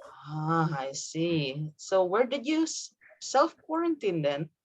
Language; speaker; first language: English; non-native, fluent; Indonesian